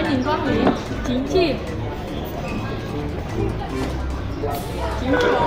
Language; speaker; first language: Chinese; non-native, learner; Indonesian